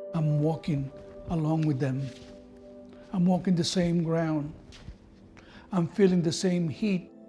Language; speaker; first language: English; non-native, fluent; Spanish